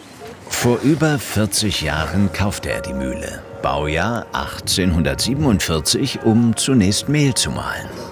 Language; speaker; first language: German; native; German